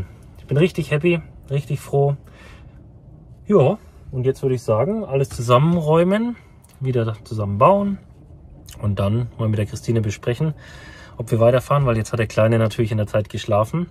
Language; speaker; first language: German; native; German